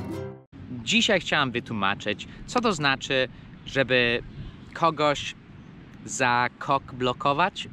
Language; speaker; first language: Polish; non-native, fluent; English